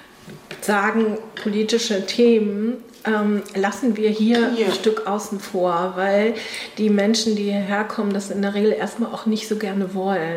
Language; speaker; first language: German; native; German